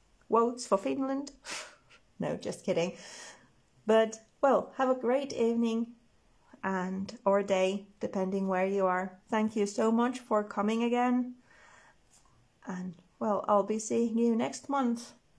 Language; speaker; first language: English; non-native, fluent; Finnish